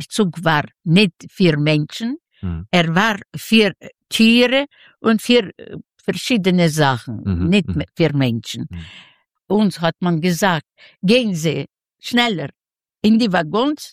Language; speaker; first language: German; non-native, fluent; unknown